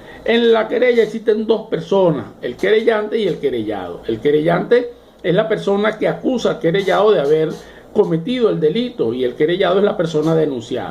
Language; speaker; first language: Spanish; native; Spanish